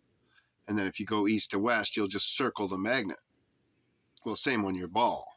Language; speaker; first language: English; native; English